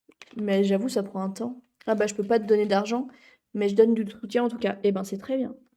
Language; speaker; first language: French; native; French